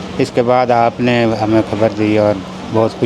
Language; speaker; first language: Hindi; non-native, local second language; Punjabi